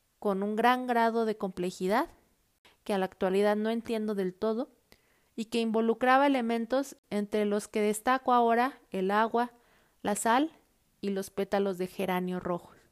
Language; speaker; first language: Spanish; native; Spanish